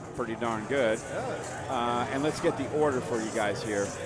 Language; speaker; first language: English; native; English